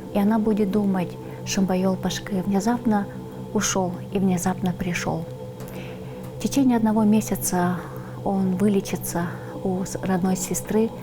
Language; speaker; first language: Russian; non-native, local second language; Tuvinian